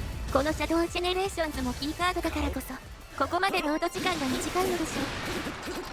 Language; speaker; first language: Japanese; native; Japanese